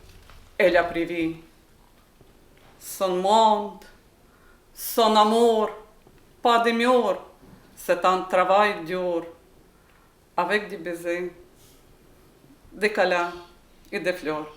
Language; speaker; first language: French; non-native, learner; Ukrainian